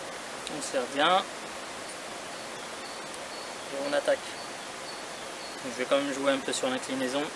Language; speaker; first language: French; native; French